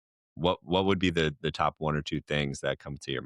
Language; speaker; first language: English; native; English